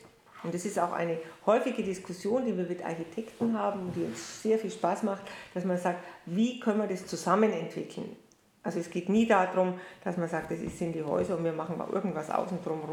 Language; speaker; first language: German; native; German